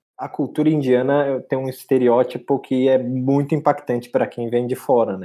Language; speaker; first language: Portuguese; native; Portuguese